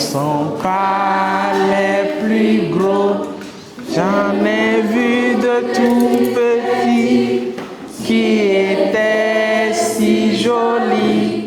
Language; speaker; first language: French; non-native, local second language; Kinyarwanda